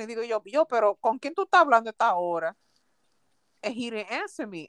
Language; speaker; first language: Spanish; early bilingual, heritage; Spanish